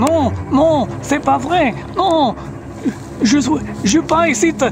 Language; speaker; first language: French; non-native, learner; English